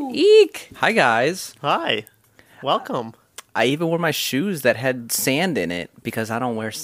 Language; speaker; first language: English; native; English